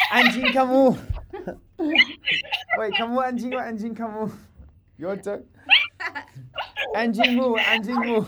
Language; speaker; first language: Indonesian; non-native, learner; English